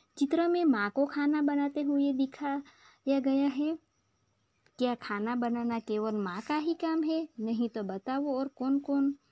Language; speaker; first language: Hindi; non-native, local second language; Gujarati